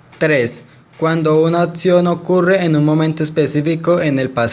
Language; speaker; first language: Spanish; native; Spanish